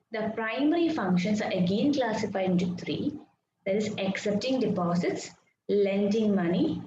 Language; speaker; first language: English; non-native, local second language; Malayalam